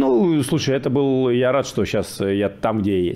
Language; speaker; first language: Russian; native; Russian